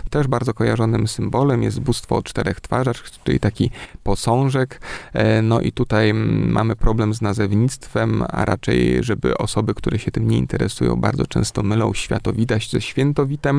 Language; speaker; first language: Polish; native; Polish